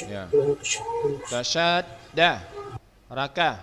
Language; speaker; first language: Arabic; non-native, fluent; Indonesian